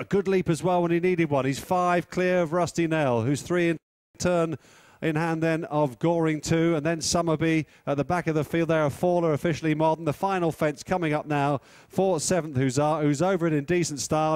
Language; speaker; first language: English; native; English